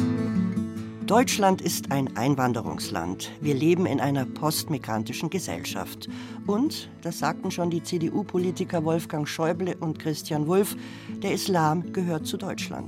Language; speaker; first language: German; native; German